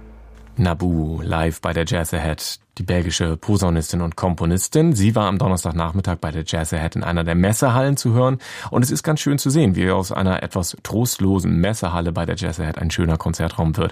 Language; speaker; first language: German; native; German